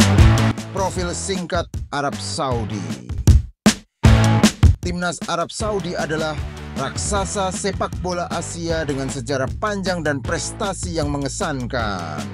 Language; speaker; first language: Indonesian; native; Indonesian